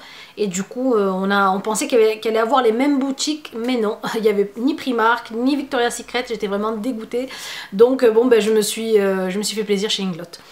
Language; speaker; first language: French; native; French